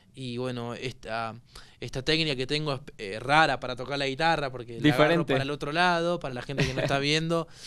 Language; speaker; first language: Spanish; native; Spanish